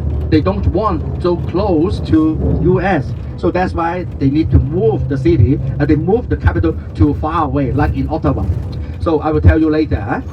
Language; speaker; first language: English; non-native, learner; Chinese